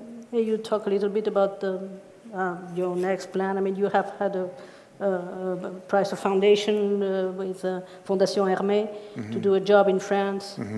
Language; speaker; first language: English; non-native, fluent; Spanish